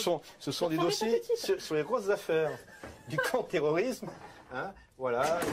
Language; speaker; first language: French; native; French